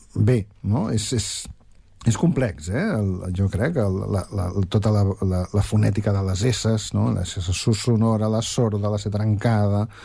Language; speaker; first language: Catalan; native; Catalan